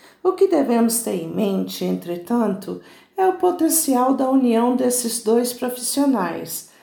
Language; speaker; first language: Portuguese; native; Portuguese